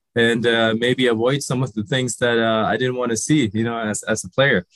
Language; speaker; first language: English; early bilingual, other home language; Sinhala